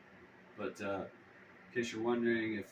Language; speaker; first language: English; native; English